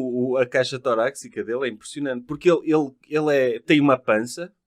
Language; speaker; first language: Portuguese; native; Portuguese